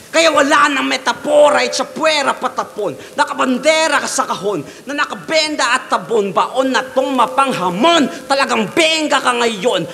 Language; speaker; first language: Filipino; native; Filipino